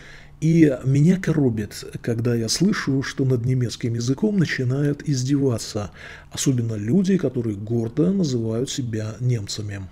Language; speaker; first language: Russian; native; Russian